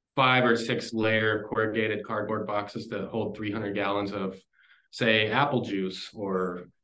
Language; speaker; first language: English; native; English